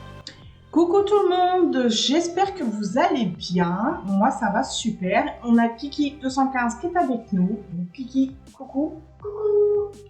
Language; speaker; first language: French; native; French